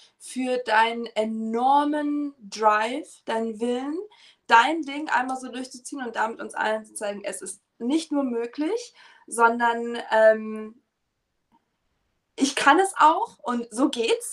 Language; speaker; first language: German; native; German